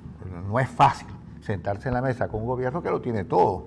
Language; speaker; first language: Spanish; native; Spanish